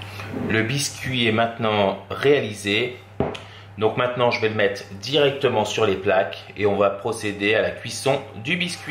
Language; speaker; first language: French; native; French